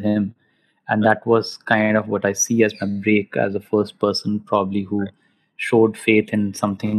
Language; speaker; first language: English; non-native, local second language; Hindi